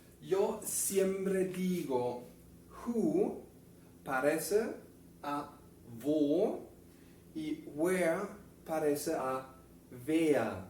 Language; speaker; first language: Spanish; non-native, fluent; German